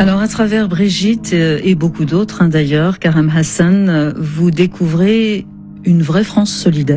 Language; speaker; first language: French; native; French